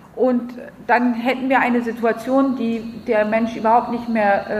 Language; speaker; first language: German; non-native, fluent; French